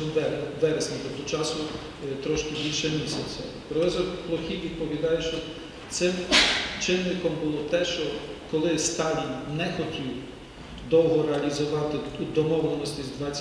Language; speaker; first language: Ukrainian; native; Ukrainian